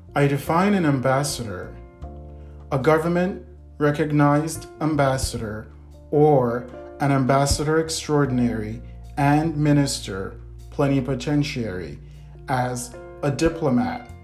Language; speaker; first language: English; native; English